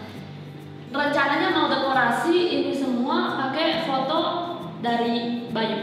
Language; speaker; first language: Indonesian; non-native, fluent; Spanish